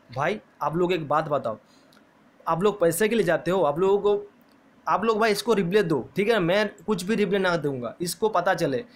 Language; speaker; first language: Hindi; non-native, local second language; Bangla